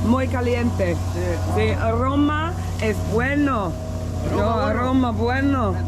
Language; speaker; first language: Spanish; non-native, learner; English